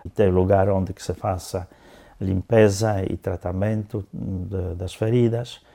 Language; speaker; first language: Portuguese; non-native, fluent; Polish